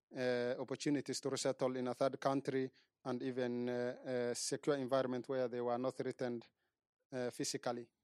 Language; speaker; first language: English; non-native, local second language; Somali